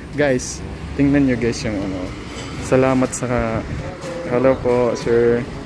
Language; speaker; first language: Filipino; non-native, local second language; Waray